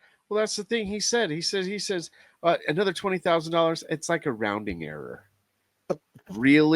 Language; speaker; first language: English; native; English